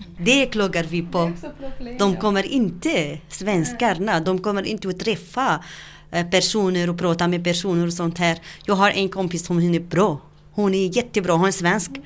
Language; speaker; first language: Swedish; non-native, learner; Arabic